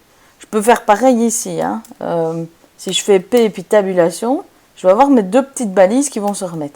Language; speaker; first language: French; native; French